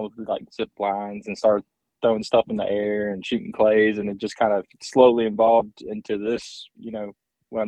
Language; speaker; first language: English; native; English